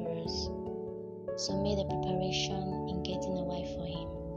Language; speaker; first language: English; non-native, local second language; Igbo